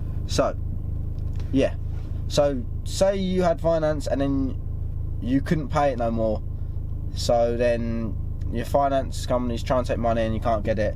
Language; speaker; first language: English; native; English